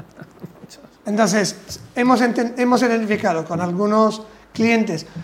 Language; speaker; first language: Spanish; non-native, fluent; English